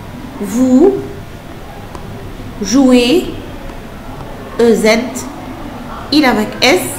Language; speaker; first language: French; non-native, fluent; Arabic